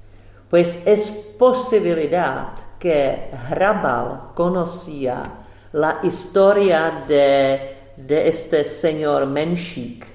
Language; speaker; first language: Spanish; non-native, fluent; Czech